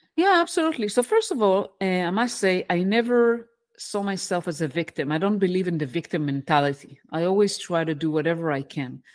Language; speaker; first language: English; non-native, fluent; Hebrew